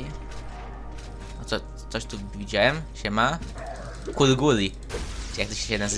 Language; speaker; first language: Polish; native; Polish